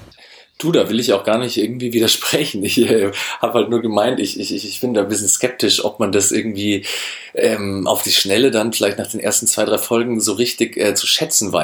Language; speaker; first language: German; native; German